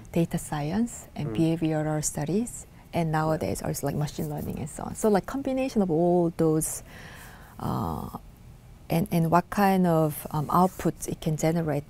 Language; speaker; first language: English; non-native, fluent; Korean